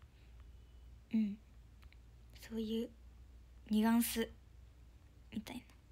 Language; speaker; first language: Japanese; native; Japanese